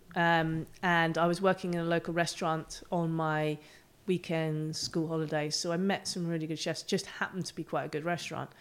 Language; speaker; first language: English; native; English